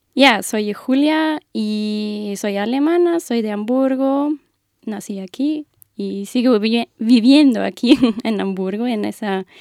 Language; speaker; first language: Spanish; non-native, fluent; German